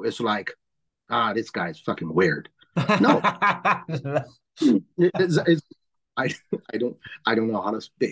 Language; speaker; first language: English; non-native, learner; Chinese